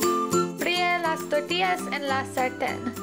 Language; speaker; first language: Spanish; non-native, learner; English